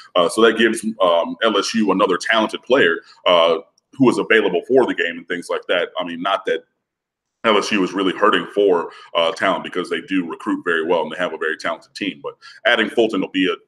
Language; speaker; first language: English; native; English